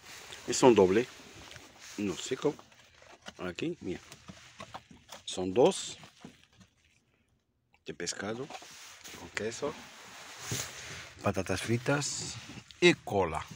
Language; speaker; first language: Spanish; non-native, fluent; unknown